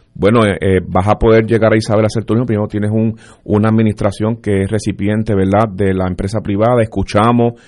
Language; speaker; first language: Spanish; native; Spanish